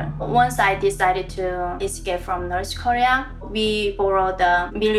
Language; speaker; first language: English; non-native, learner; Korean